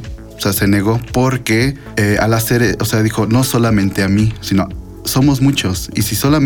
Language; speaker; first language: Spanish; native; Spanish